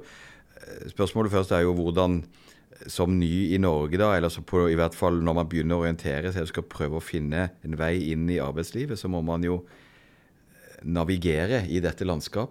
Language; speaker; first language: Norwegian; native; Norwegian